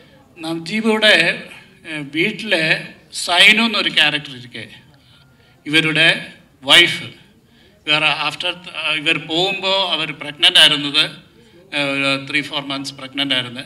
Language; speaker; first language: Tamil; non-native, learner; Malayalam